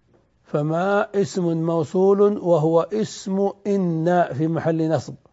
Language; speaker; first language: Arabic; native; Arabic